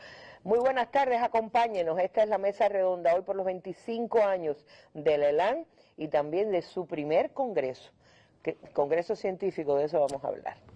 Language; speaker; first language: Spanish; native; Spanish